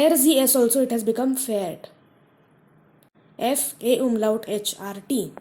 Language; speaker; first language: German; non-native, fluent; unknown